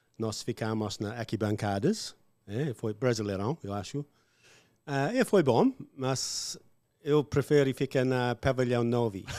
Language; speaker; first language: Portuguese; non-native, learner; English